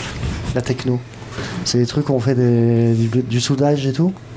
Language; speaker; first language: French; native; French